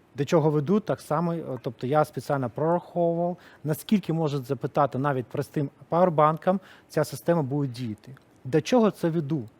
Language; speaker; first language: Ukrainian; non-native, local second language; Russian